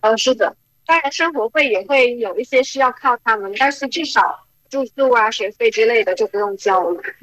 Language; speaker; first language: Chinese; non-native, fluent; Khmer